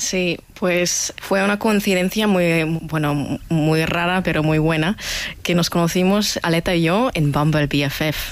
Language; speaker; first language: Spanish; non-native, fluent; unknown